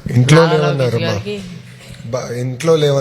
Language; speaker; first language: Telugu; native; Telugu